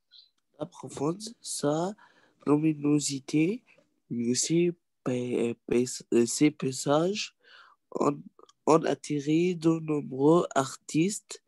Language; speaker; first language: French; non-native, learner; Arabic